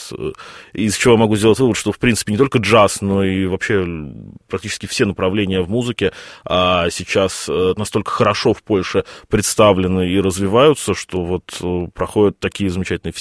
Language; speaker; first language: Russian; native; Russian